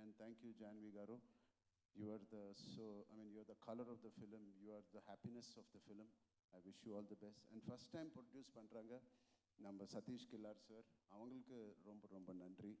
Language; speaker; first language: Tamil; non-native, local second language; Telugu